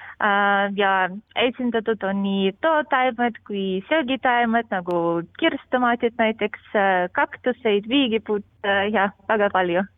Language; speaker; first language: Estonian; non-native, learner; Ukrainian